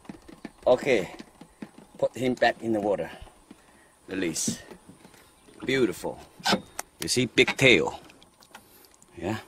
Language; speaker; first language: English; non-native, learner; Indonesian